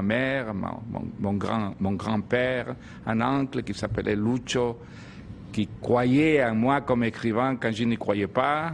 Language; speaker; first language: French; non-native, fluent; Spanish